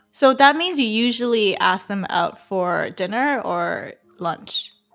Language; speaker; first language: English; early bilingual, other home language; Chinese